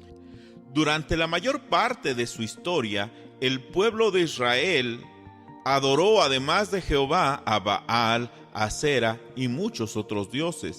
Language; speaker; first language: Spanish; native; Spanish